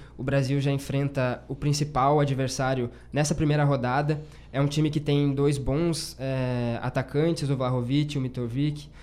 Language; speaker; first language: Portuguese; native; Portuguese